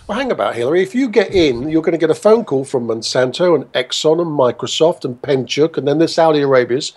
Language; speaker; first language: English; native; English